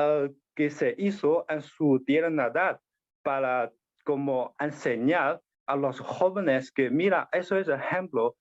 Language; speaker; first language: Spanish; non-native, learner; Chinese